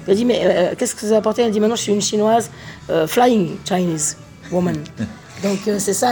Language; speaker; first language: French; native; French